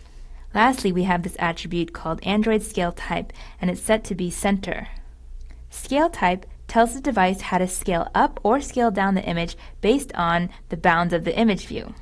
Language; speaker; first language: English; native; English